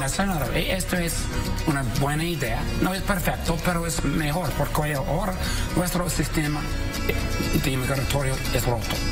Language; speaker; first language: Spanish; non-native, learner; English